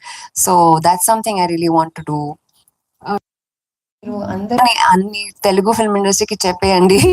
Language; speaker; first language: Telugu; non-native, fluent; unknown